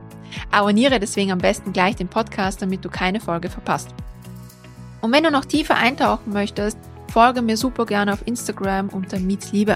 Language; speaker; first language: German; native; German